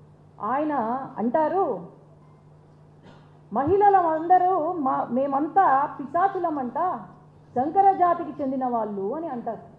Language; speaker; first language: Telugu; native; Telugu